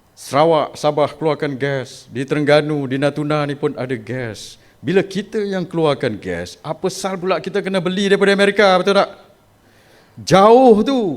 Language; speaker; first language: Malay; native; Malay